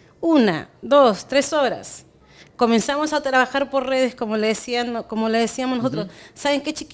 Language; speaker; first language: Spanish; native; Spanish